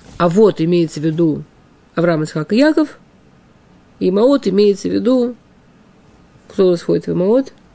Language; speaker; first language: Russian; early bilingual, heritage; Russian